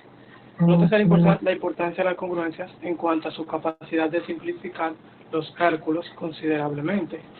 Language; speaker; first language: Spanish; native; Spanish